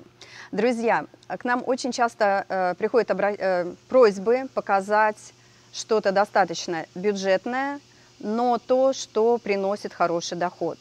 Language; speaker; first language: Russian; native; Russian